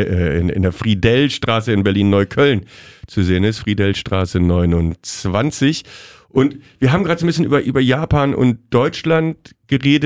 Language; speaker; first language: German; native; German